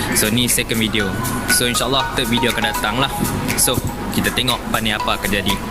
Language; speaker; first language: Malay; native; Malay